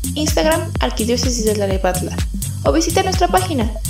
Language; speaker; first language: Spanish; native; Spanish